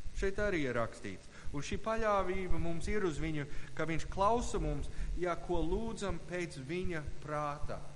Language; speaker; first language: Latvian; non-native, fluent; English